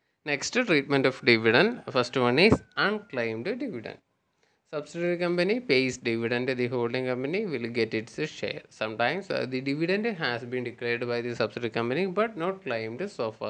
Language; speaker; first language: English; non-native, local second language; Malayalam